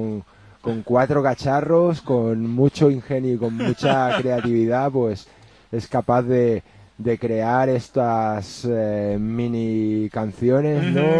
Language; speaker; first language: Spanish; native; Spanish